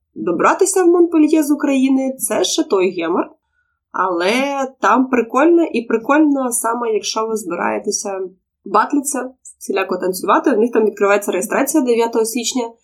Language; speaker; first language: Ukrainian; non-native, local second language; Russian